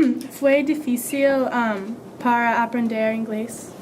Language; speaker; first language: Spanish; non-native, learner; English